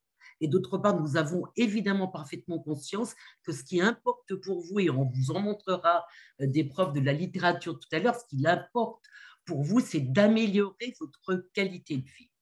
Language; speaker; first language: French; native; French